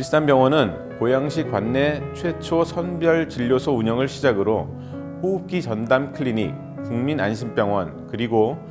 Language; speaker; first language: Korean; native; Korean